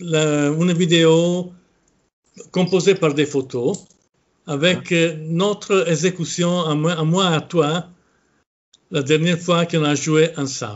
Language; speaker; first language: French; non-native, fluent; Italian